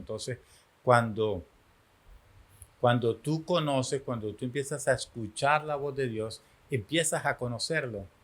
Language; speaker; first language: Spanish; native; Spanish